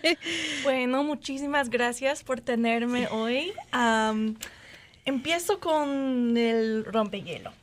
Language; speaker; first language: Spanish; non-native, learner; English